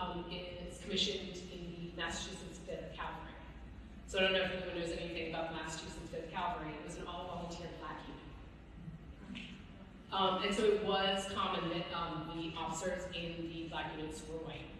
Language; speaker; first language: English; native; English